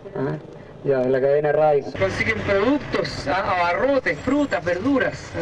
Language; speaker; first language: Spanish; native; Spanish